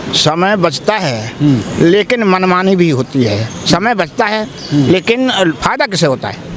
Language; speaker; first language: Hindi; native; Hindi